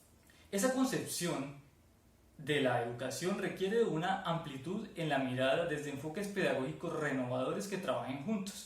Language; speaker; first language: Spanish; native; Spanish